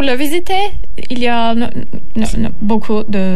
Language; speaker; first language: French; non-native, learner; Turkish